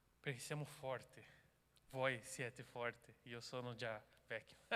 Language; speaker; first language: Italian; non-native, learner; Portuguese